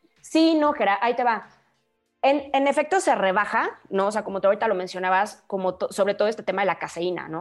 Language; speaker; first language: Spanish; native; Spanish